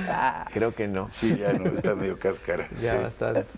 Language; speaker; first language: Spanish; native; Spanish